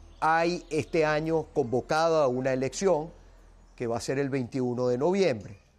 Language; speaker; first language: Spanish; native; Spanish